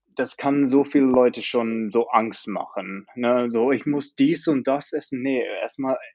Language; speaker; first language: German; non-native, fluent; English